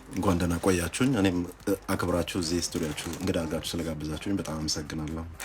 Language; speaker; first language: Amharic; native; Amharic